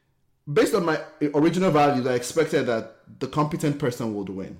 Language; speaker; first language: English; non-native, local second language; Yoruba